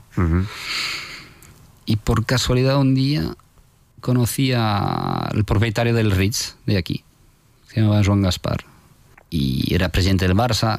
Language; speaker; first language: Spanish; non-native, fluent; French